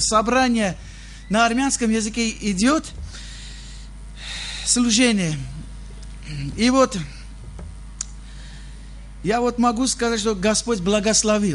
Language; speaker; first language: Russian; non-native, fluent; Armenian